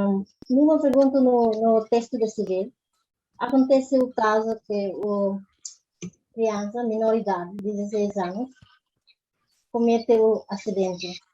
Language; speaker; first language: Portuguese; non-native, local second language; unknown